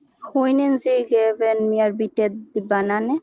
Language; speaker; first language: German; non-native, learner; Bangla